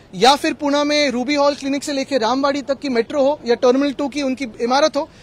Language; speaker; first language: Hindi; non-native, local second language; Marathi